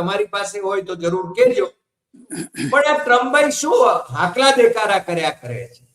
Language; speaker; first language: Gujarati; native; Gujarati